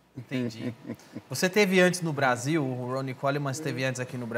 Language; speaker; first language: Portuguese; native; Portuguese